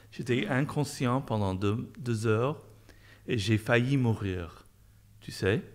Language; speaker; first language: French; non-native, fluent; English